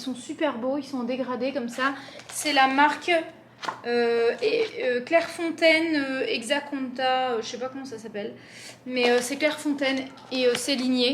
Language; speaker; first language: French; native; French